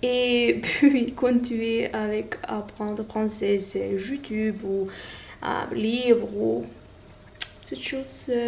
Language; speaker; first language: French; non-native, learner; Norwegian